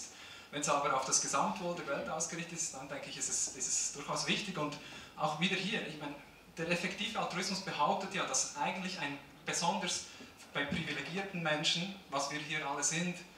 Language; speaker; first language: German; native; German